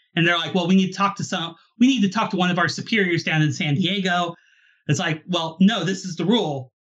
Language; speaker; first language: English; native; English